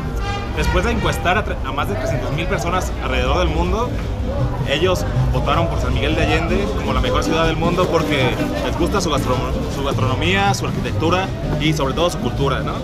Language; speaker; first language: Spanish; native; Spanish